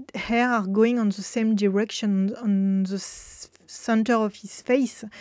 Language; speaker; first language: English; non-native, fluent; French